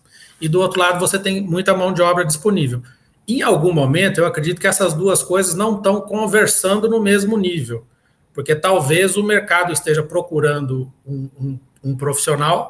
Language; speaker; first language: Portuguese; native; Portuguese